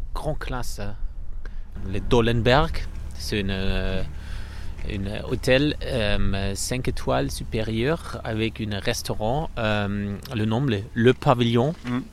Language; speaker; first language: French; non-native, learner; German